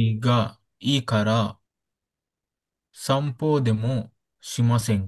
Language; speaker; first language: Japanese; non-native, learner; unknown